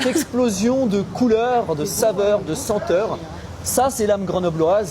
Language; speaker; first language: French; native; French